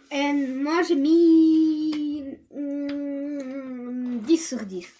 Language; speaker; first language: French; early bilingual, other home language; Russian